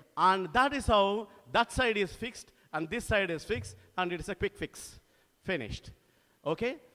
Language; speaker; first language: English; non-native, local second language; Telugu